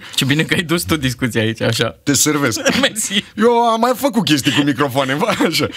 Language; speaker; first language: Romanian; native; Romanian